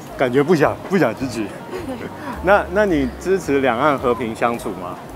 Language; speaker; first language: Chinese; native; Chinese